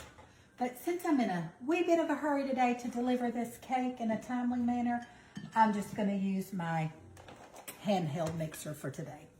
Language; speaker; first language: English; native; English